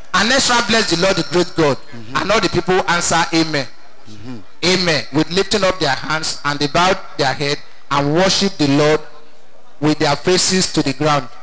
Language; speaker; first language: English; non-native, local second language; Yoruba